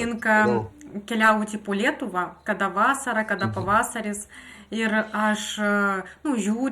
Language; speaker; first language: Lithuanian; non-native, learner; Russian